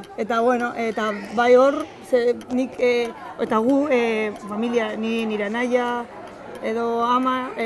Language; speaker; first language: Basque; non-native, local second language; Spanish